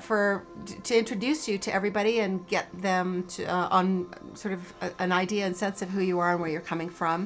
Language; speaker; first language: English; native; English